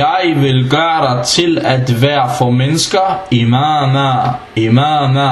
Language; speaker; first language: Danish; early bilingual, other home language; Arabic